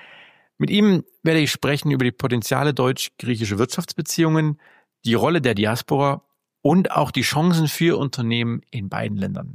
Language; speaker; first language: German; native; German